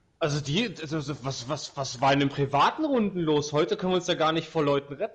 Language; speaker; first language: German; native; German